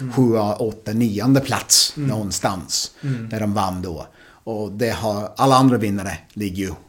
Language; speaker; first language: Swedish; non-native, fluent; English